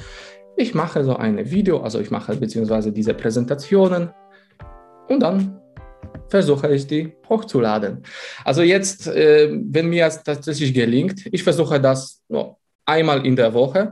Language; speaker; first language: German; non-native, fluent; Polish